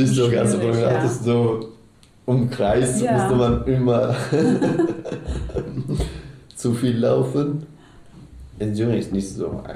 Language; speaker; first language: German; non-native, learner; Arabic